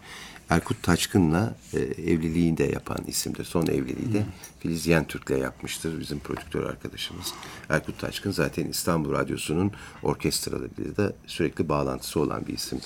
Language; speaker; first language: Turkish; native; Turkish